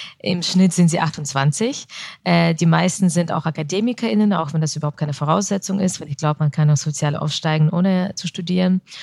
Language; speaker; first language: German; early bilingual, other home language; Russian